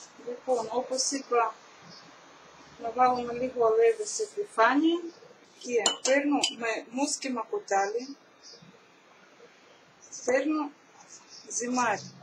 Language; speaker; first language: Greek; non-native, learner; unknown